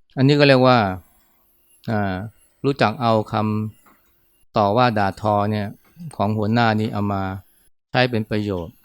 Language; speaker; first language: Thai; native; Thai